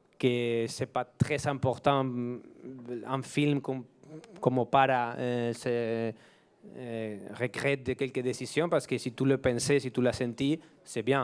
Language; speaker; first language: French; non-native, fluent; Spanish